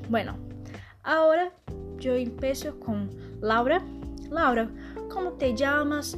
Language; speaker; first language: Spanish; non-native, learner; Portuguese